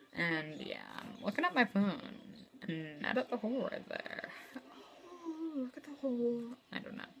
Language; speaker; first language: English; native; English